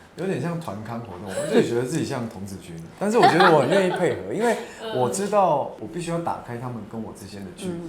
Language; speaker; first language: Chinese; native; Chinese